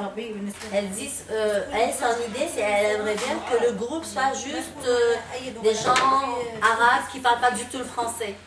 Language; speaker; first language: French; non-native, local second language; Arabic